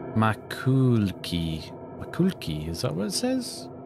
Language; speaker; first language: English; native; English